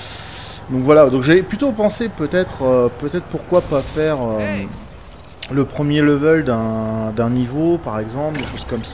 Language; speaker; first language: French; native; French